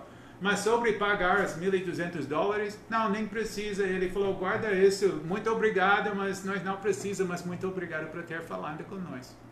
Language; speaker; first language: Portuguese; non-native, learner; English